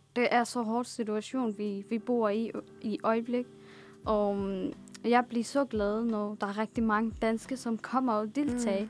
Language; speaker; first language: Danish; non-native, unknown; Arabic